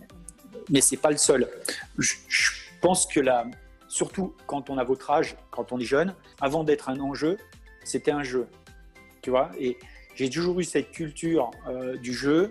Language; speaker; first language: French; native; French